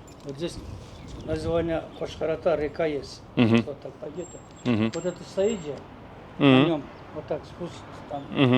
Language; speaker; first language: Russian; non-native, local second language; Kazakh